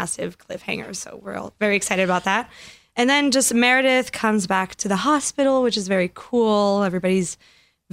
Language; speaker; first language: English; non-native, fluent; French